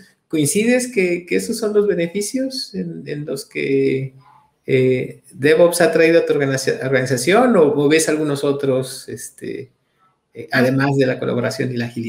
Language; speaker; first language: Spanish; native; Spanish